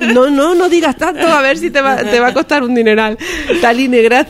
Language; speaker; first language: Spanish; native; Spanish